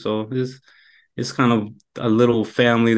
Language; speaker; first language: English; native; English